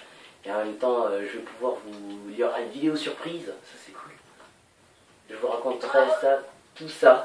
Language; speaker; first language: French; native; French